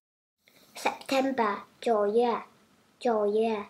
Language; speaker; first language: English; early bilingual, other home language; Chinese